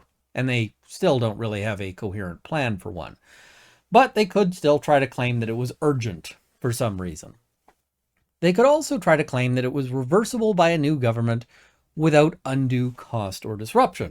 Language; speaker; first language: English; native; English